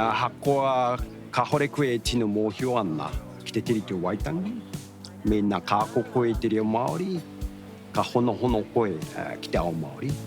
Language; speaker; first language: Māori; non-native, fluent; Japanese